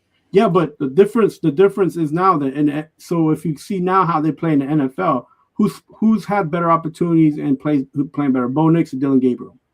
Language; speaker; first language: English; native; English